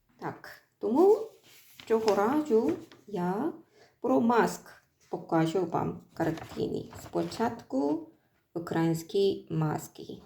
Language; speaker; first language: Ukrainian; non-native, learner; Korean